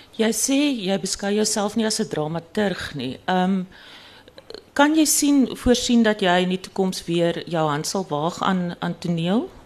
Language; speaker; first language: Afrikaans; native; Afrikaans